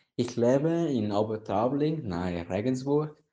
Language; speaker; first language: German; non-native, learner; Spanish